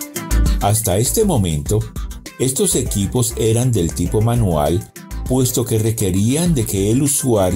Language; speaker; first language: Spanish; native; Spanish